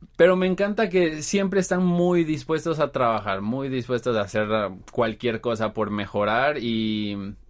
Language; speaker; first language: Spanish; native; Spanish